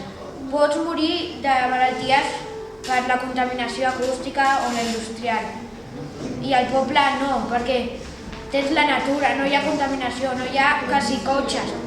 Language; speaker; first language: Catalan; non-native, local second language; Spanish